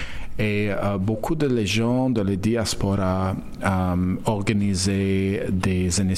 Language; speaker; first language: French; non-native, learner; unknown